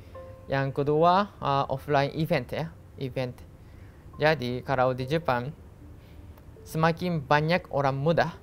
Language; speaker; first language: Indonesian; non-native, learner; Japanese